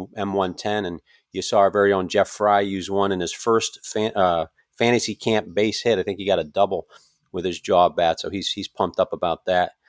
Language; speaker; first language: English; native; English